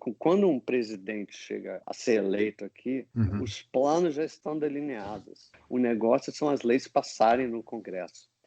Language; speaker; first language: Portuguese; non-native, fluent; English